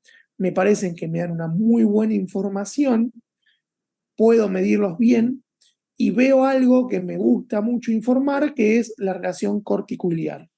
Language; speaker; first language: Spanish; native; Spanish